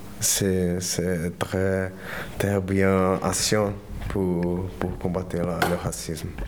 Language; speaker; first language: French; non-native, learner; Portuguese